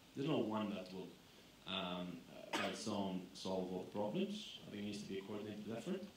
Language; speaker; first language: English; non-native, fluent; Greek